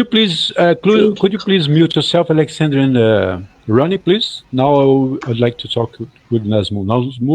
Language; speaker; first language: English; non-native, fluent; Portuguese